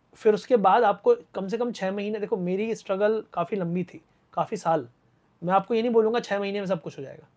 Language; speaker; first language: Hindi; non-native, local second language; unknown